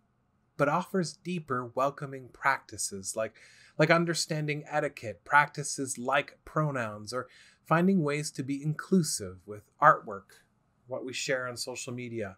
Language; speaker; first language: English; native; English